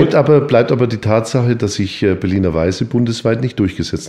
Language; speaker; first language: German; native; German